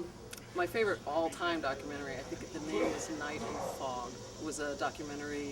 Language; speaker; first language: English; native; English